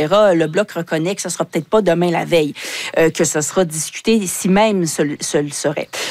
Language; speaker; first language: French; native; French